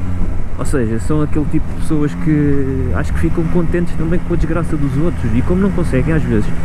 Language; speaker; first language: Portuguese; native; Portuguese